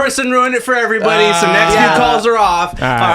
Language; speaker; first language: English; native; English